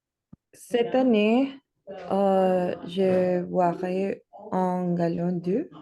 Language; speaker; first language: French; non-native, learner; Spanish